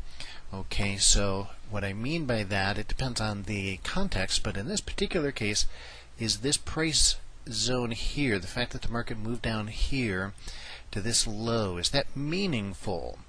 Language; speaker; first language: English; native; English